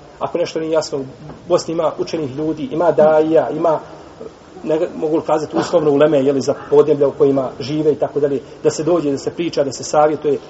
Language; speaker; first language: Bosnian; native; Bosnian